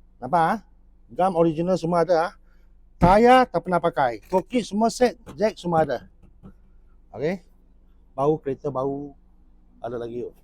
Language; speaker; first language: Malay; non-native, local second language; Chinese